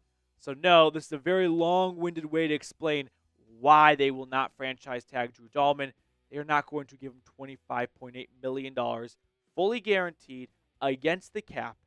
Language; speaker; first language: English; native; English